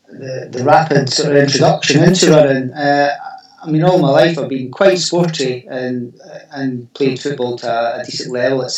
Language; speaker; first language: English; native; English